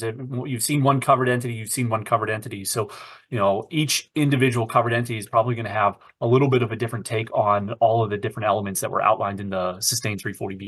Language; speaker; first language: English; native; English